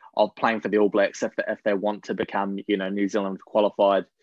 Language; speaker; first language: English; native; English